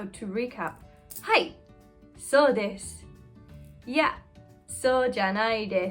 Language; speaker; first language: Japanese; non-native, fluent; English